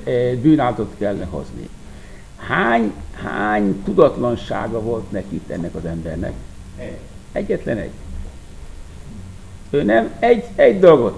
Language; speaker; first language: Hungarian; non-native, fluent; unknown